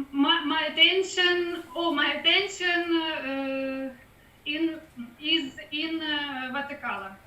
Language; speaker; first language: English; non-native, learner; Russian